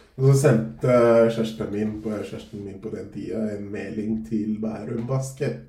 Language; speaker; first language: Norwegian; non-native, fluent; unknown